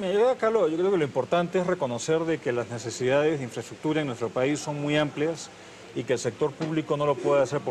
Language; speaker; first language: Spanish; native; Spanish